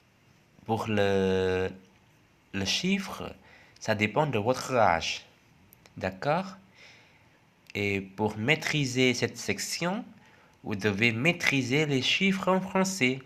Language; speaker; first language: French; non-native, fluent; Indonesian